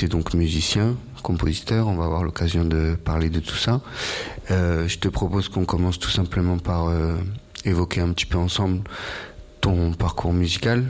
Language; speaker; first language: French; native; French